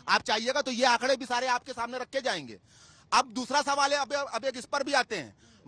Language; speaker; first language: Hindi; native; Hindi